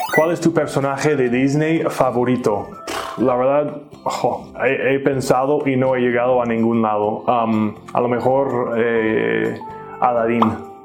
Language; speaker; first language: Spanish; non-native, fluent; English